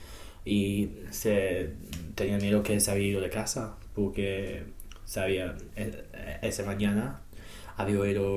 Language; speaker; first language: Spanish; non-native, learner; English